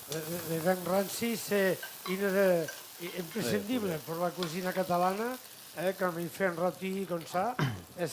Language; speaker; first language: French; non-native, fluent; Catalan